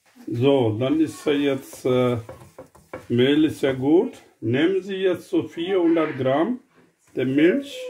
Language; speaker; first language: German; non-native, fluent; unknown